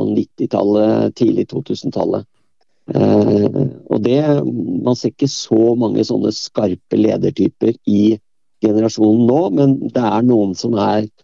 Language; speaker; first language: Norwegian; native; Norwegian